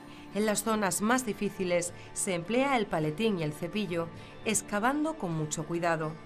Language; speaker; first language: Spanish; native; Spanish